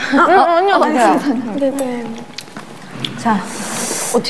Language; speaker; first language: Korean; native; Korean